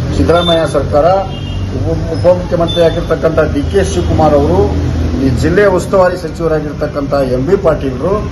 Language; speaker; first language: Kannada; non-native, local second language; Lambadi